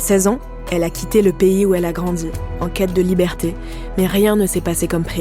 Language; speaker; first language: French; native; French